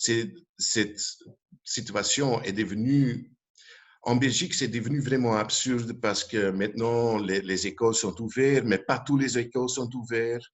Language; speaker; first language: French; non-native, local second language; Dutch